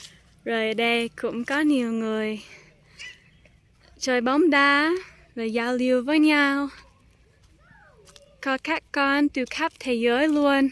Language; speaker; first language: Vietnamese; non-native, fluent; English